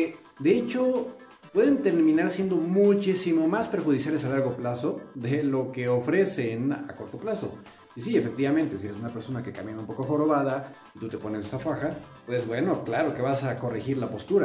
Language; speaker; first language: Spanish; native; Spanish